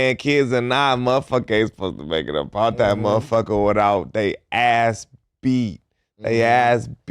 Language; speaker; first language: English; native; English